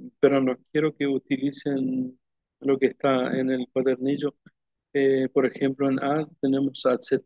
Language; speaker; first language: Spanish; non-native, local second language; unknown